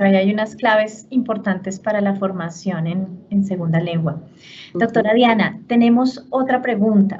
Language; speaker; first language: Spanish; native; Spanish